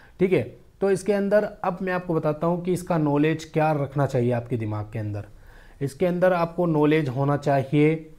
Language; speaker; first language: Hindi; native; Hindi